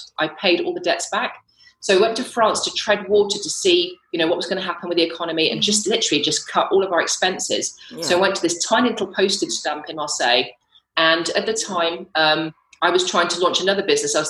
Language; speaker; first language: English; native; English